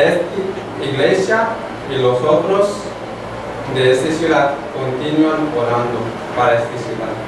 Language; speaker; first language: Spanish; non-native, fluent; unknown